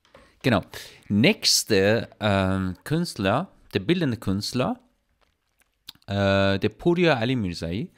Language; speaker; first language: German; non-native, learner; Persian